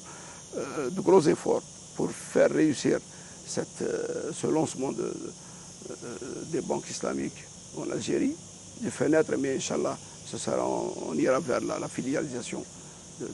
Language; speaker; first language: French; non-native, local second language; Arabic